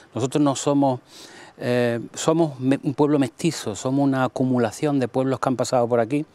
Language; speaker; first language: Spanish; native; Spanish